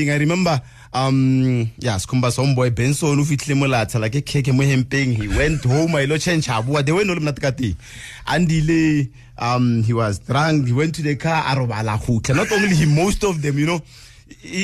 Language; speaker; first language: English; non-native, local second language; Tswana